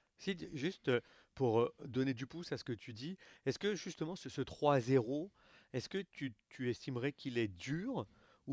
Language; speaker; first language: French; native; French